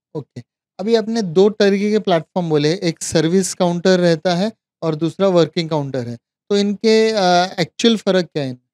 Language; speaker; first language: Hindi; native; Hindi